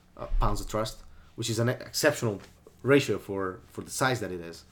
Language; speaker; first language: English; non-native, fluent; Italian